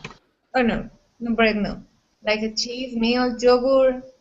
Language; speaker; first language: English; non-native, learner; Portuguese